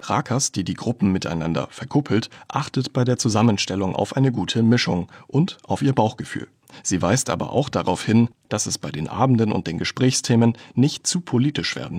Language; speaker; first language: German; native; German